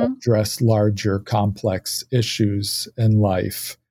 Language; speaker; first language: English; native; English